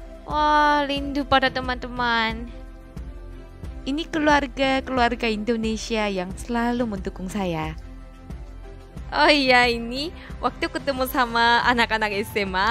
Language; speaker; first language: Indonesian; non-native, fluent; Korean